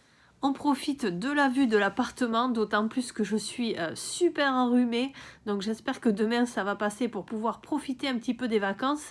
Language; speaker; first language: French; native; French